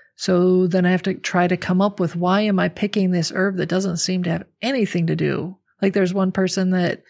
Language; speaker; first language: English; native; English